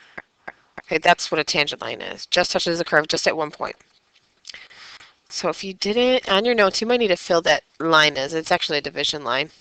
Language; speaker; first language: English; native; English